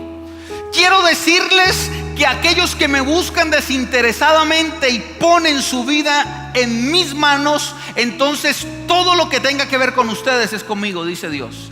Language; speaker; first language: Spanish; native; Spanish